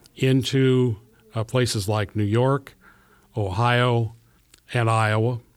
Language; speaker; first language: English; native; English